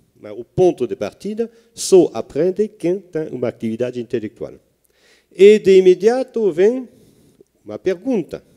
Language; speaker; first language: Portuguese; non-native, fluent; French